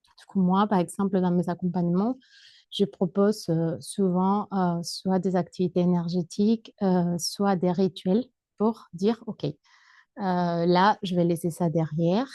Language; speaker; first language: French; non-native, fluent; Spanish